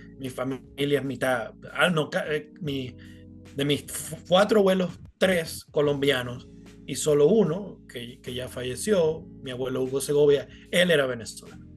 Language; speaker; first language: Spanish; native; Spanish